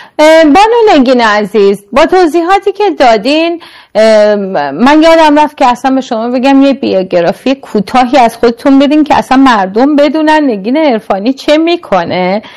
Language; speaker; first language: Persian; native; Persian